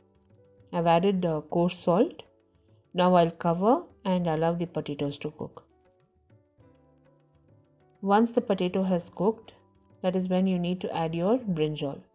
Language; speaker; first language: English; non-native, local second language; Tamil